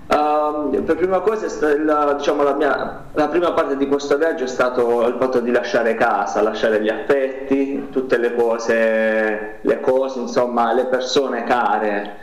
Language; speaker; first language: Italian; native; Italian